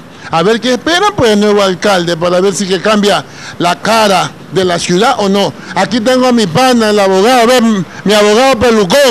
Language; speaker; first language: Spanish; native; Spanish